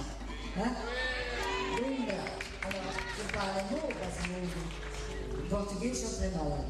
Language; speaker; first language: French; non-native, fluent; Portuguese